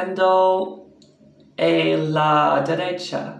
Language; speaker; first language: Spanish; non-native, learner; English